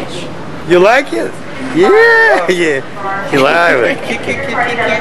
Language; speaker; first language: English; non-native, learner; Russian